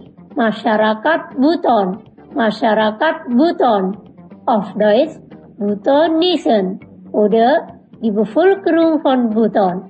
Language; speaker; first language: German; non-native, fluent; Indonesian